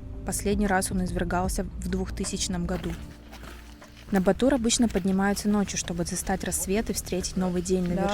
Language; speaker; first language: Russian; native; Russian